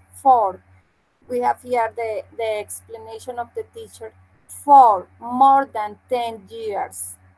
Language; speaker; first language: English; non-native, fluent; Spanish